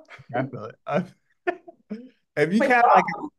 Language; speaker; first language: English; native; English